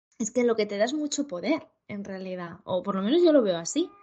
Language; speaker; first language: Spanish; native; Spanish